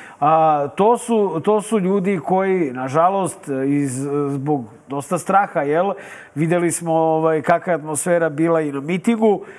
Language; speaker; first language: Serbian; native; Serbian